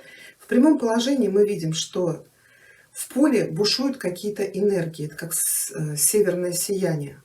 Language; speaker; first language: Russian; native; Russian